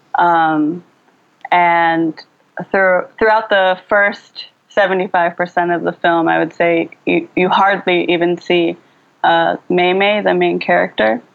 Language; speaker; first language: English; early bilingual, other home language; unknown